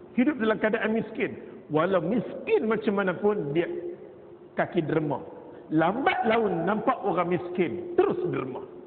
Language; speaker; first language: Malay; native; Malay